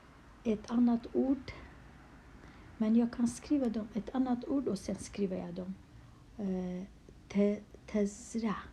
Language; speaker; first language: Swedish; non-native, local second language; Kurdish